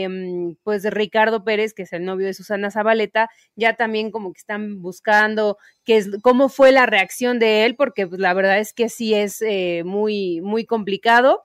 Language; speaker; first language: Spanish; native; Spanish